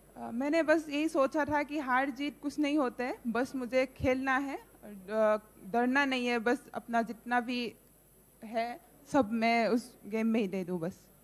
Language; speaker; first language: Hindi; non-native, local second language; Assamese